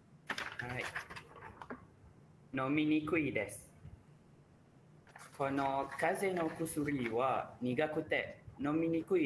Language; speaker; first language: Japanese; non-native, learner; Malay